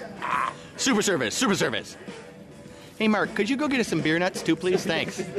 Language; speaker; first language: English; native; English